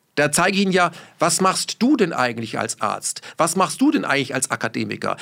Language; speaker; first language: German; native; German